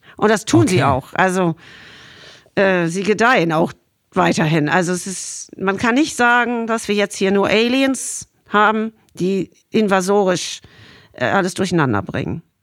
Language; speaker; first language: German; non-native, fluent; English